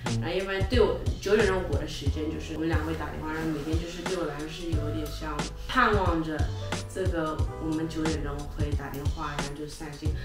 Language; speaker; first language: Chinese; non-native, learner; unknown